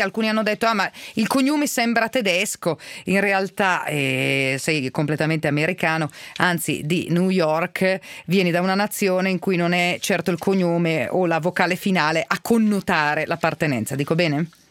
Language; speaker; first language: Italian; native; Italian